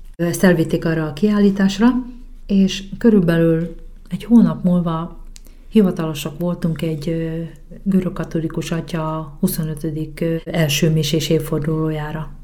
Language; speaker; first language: Hungarian; native; Hungarian